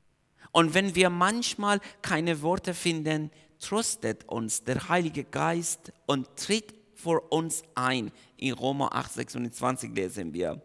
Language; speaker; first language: German; non-native, fluent; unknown